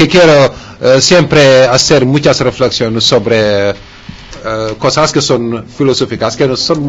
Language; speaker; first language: Spanish; non-native, fluent; Wolof